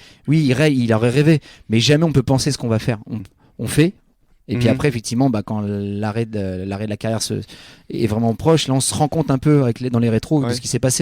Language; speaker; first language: French; native; French